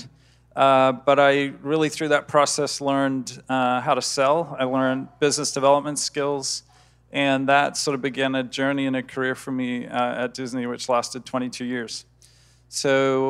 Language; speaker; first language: English; native; English